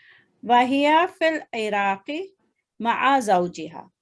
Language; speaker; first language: Arabic; non-native, fluent; Urdu